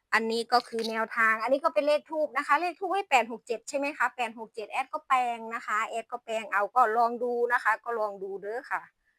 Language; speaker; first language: Thai; non-native, local second language; Lao